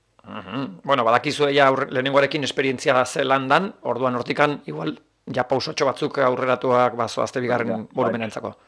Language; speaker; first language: Basque; native; Basque